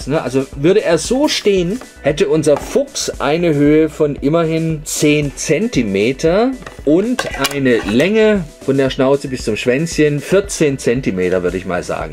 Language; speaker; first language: German; native; German